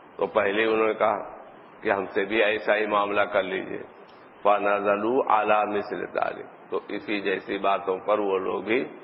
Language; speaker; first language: Urdu; native; Urdu